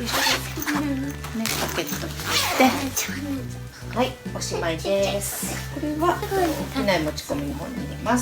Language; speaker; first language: Japanese; native; Japanese